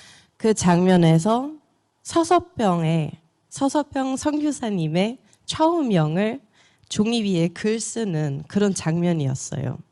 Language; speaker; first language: Korean; non-native, fluent; German